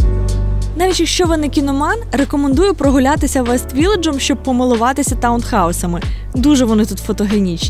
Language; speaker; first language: Ukrainian; native; Ukrainian